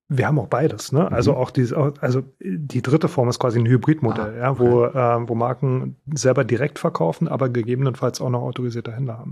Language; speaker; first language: German; native; German